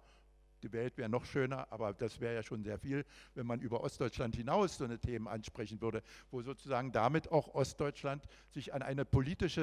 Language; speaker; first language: German; native; German